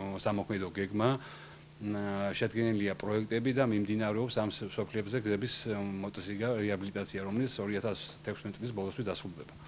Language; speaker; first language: Georgian; native; Georgian